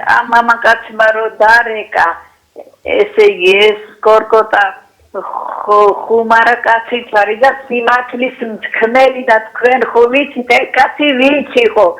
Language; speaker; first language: Georgian; native; Georgian